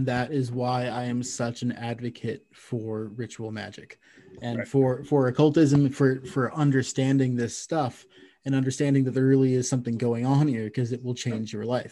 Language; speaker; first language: English; native; English